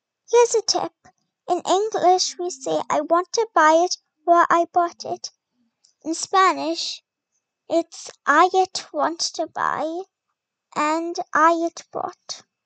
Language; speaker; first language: English; native; English